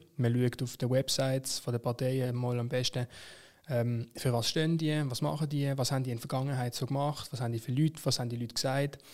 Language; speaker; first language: German; native; German